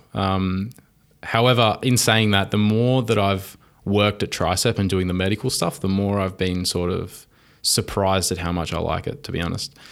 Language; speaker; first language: English; native; English